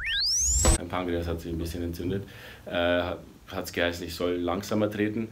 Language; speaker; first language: German; native; German